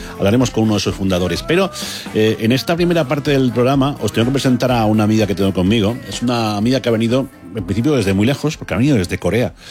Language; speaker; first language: Spanish; native; Spanish